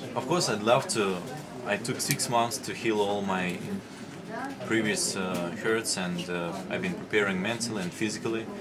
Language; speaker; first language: English; non-native, fluent; Russian